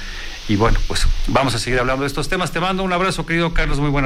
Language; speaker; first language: Spanish; native; Spanish